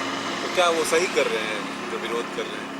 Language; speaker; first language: Hindi; native; Hindi